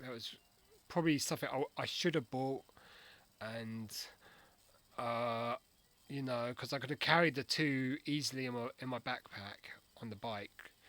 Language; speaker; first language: English; native; English